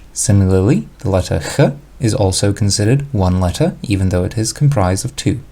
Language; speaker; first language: English; non-native, fluent; Slovak